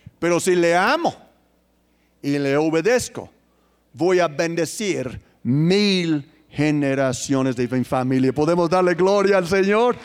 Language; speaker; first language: Spanish; non-native, fluent; English